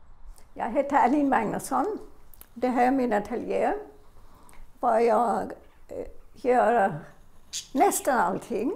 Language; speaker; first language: Swedish; non-native, fluent; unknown